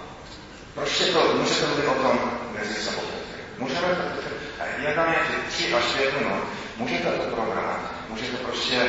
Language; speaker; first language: Czech; non-native, fluent; English